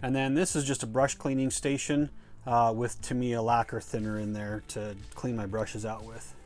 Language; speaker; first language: English; native; English